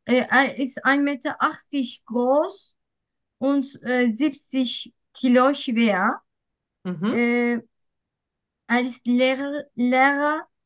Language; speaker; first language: German; non-native, learner; Turkish